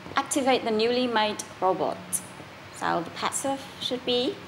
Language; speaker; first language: English; non-native, fluent; Vietnamese